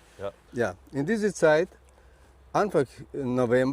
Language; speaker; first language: German; non-native, learner; Russian